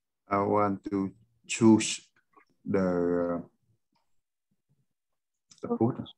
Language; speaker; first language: English; non-native, learner; Vietnamese